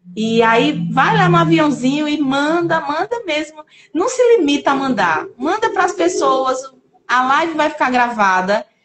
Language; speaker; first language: Portuguese; native; Portuguese